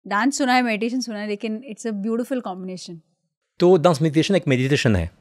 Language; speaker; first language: Hindi; non-native, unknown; French